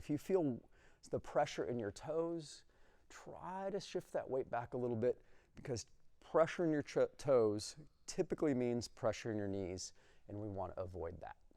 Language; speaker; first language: English; native; English